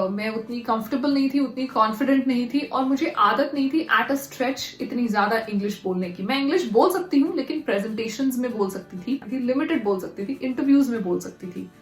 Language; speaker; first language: Hindi; native; Hindi